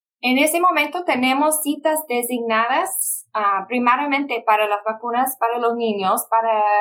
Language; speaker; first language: Spanish; non-native, fluent; English